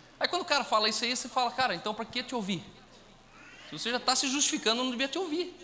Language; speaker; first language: Portuguese; native; Portuguese